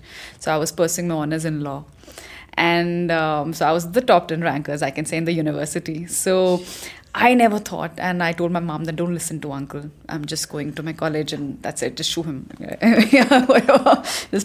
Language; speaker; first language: English; non-native, local second language; Hindi